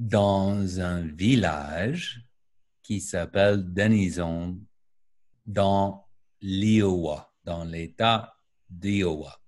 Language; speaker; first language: French; non-native, learner; English